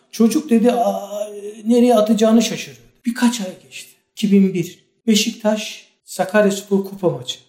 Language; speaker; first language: Turkish; native; Turkish